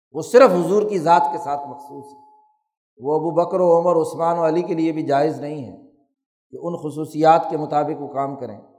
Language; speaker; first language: Urdu; non-native, local second language; Punjabi